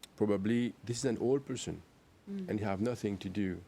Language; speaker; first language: English; non-native, local second language; Morisyen